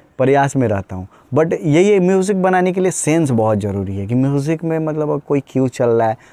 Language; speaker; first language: Hindi; native; Hindi